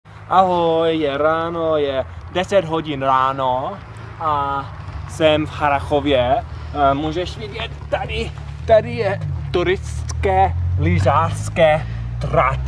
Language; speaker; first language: Czech; non-native, learner; English